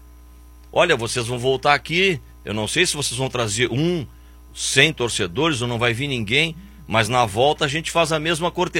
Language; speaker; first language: Portuguese; native; Portuguese